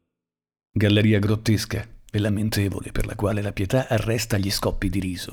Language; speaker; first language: Italian; native; Italian